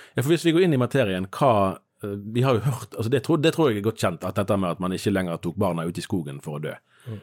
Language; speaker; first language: Norwegian; native; Norwegian